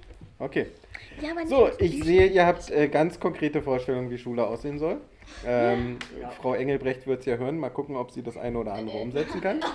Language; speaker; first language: German; native; German